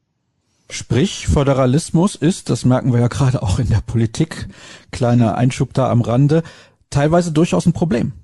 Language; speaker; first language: German; native; German